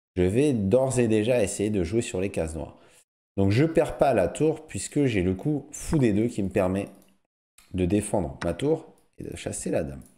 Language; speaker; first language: French; native; French